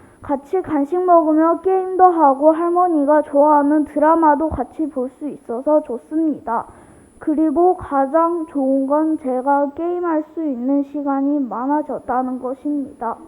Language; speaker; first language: Korean; early bilingual, other home language; Chinese